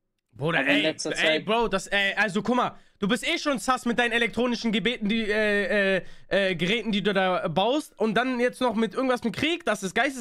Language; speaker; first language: German; native; German